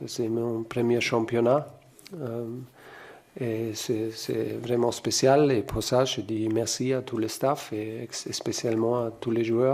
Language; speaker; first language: French; non-native, fluent; German